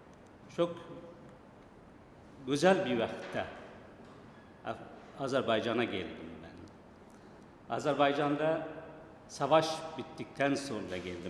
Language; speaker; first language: Turkish; non-native, fluent; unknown